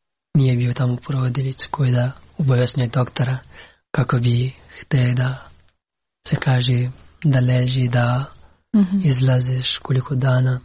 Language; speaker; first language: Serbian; non-native, learner; Pashto